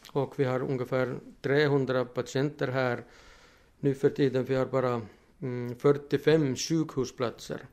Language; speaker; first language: Swedish; non-native, fluent; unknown